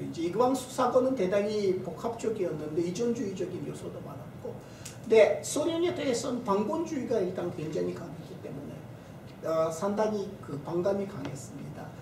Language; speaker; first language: Korean; non-native, fluent; Russian